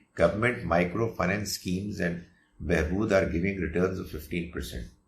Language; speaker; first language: English; non-native, local second language; Urdu